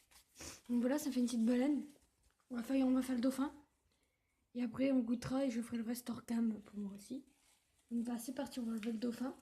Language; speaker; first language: French; native; French